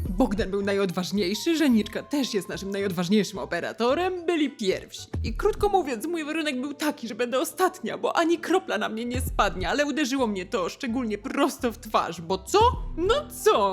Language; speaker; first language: Polish; non-native, fluent; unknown